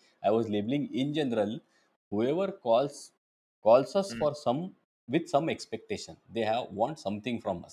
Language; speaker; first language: English; non-native, local second language; Marathi